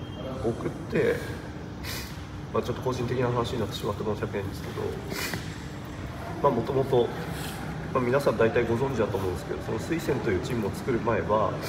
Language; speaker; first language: Japanese; native; Japanese